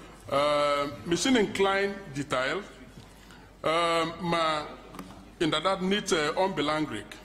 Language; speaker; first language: Dutch; non-native, fluent; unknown